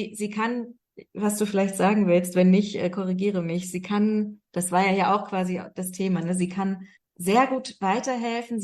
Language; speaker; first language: German; native; German